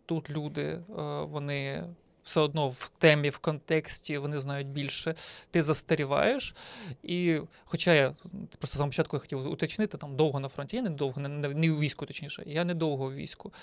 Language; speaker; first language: Ukrainian; native; Ukrainian